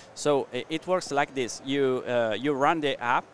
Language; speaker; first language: English; non-native, learner; Italian